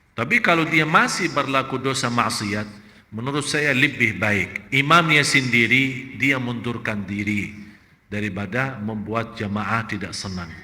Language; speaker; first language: Malay; non-native, fluent; Arabic